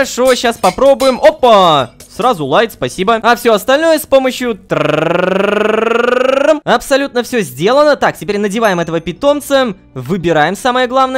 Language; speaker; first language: Russian; native; Russian